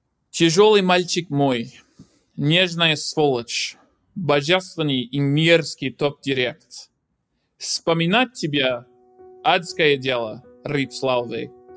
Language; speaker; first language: Russian; non-native, fluent; English